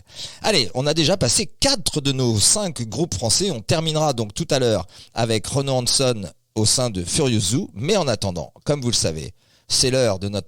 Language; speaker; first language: French; native; French